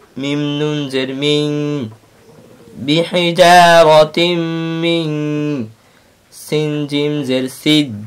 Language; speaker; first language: Arabic; non-native, learner; Bangla